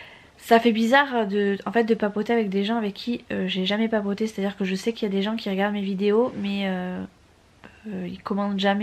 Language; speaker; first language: French; native; French